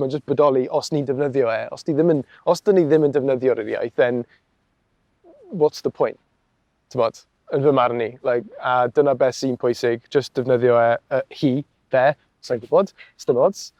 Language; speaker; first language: Welsh; non-native, local second language; English